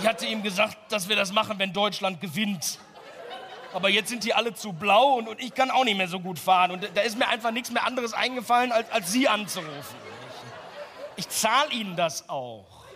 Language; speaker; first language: German; native; German